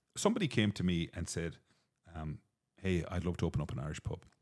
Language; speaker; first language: English; native; English